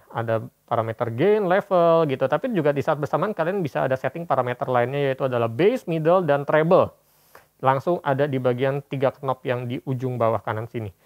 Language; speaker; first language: Indonesian; native; Indonesian